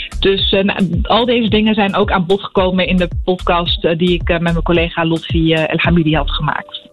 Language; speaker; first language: Dutch; early bilingual, other home language; Arabic